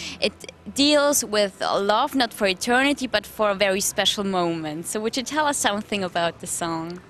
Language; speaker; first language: English; non-native, fluent; German